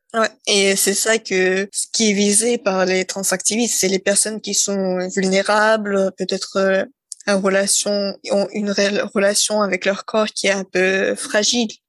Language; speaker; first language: French; non-native, fluent; Russian